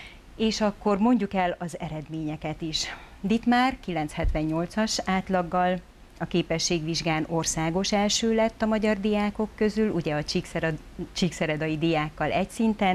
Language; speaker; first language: Hungarian; native; Hungarian